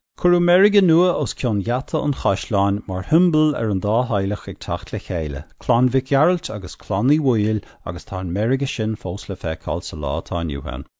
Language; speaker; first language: Irish; non-native, local second language; English